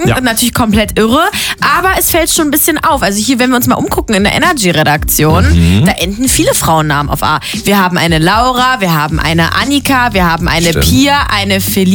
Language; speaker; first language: German; native; German